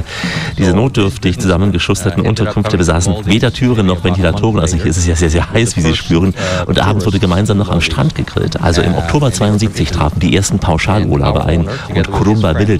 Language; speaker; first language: German; native; German